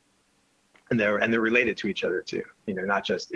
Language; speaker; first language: English; native; English